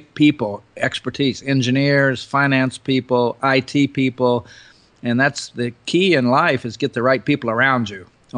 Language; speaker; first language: English; native; English